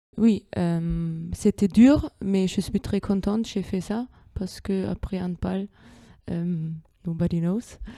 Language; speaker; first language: French; non-native, learner; German